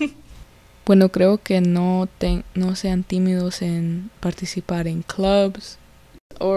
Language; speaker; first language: Spanish; early bilingual, heritage; English